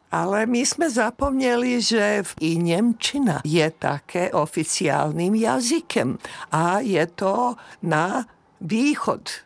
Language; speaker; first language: Czech; non-native, fluent; Serbian